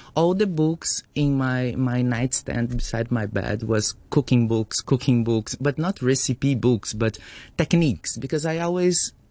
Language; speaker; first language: English; non-native, fluent; Portuguese